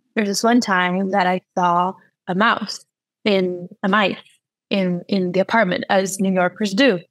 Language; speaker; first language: English; non-native, fluent; Portuguese